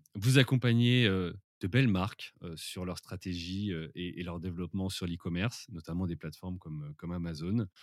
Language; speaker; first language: French; native; French